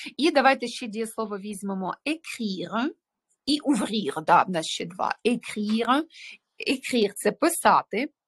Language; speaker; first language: Ukrainian; non-native, local second language; Russian